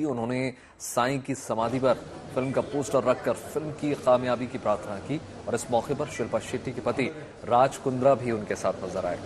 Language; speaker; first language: Hindi; native; Hindi